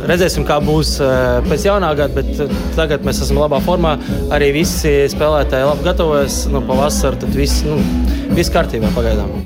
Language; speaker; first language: Latvian; non-native, fluent; Russian